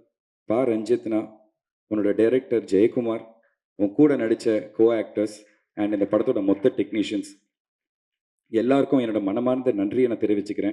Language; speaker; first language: Tamil; native; Tamil